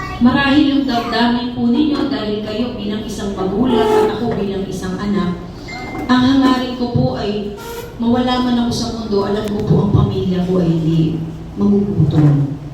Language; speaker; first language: Filipino; native; Filipino